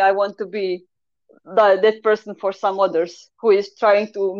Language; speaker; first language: English; non-native, learner; Croatian